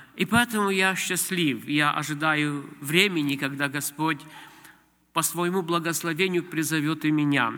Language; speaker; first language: Russian; non-native, local second language; Ukrainian